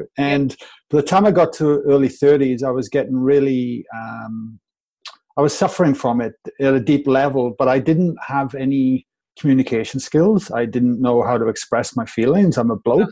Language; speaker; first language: English; native; English